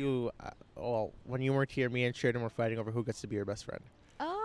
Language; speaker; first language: English; native; English